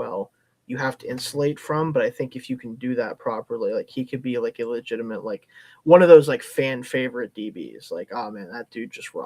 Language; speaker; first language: English; native; English